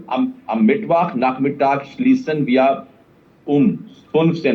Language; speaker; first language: German; non-native, fluent; Urdu